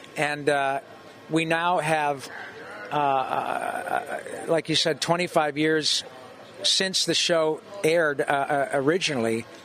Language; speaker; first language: English; native; English